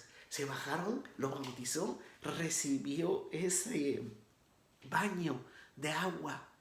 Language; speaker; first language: Spanish; native; Spanish